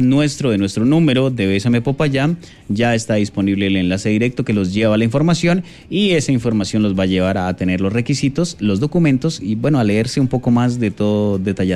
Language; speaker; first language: Spanish; native; Spanish